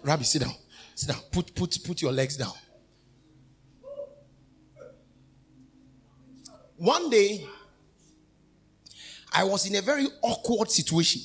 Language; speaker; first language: English; non-native, local second language; Akan